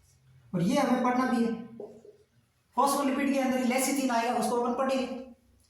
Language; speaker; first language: Hindi; native; Hindi